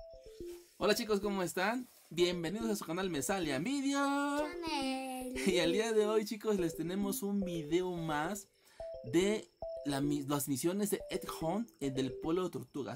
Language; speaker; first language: Spanish; native; Spanish